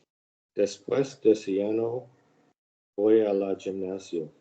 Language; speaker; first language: Spanish; non-native, learner; English